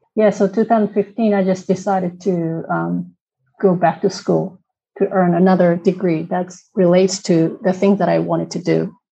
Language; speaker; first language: English; non-native, fluent; Japanese